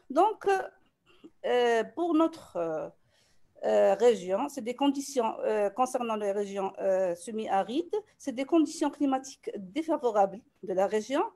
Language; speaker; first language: French; non-native, local second language; Arabic